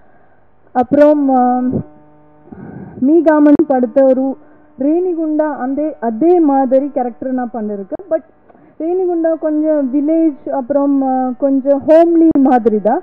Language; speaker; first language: Tamil; non-native, learner; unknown